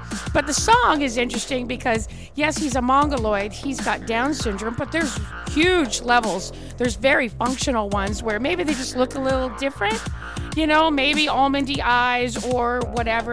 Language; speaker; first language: English; native; English